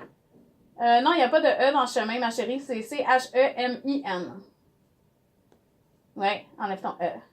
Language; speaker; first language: French; native; French